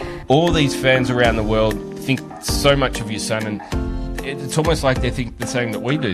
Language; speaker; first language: English; native; English